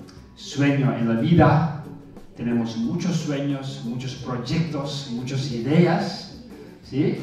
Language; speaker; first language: Spanish; non-native, fluent; Tibetan